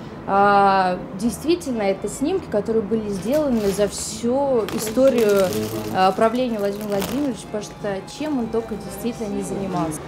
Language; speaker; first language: Russian; native; Russian